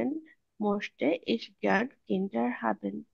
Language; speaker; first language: German; non-native, learner; Bangla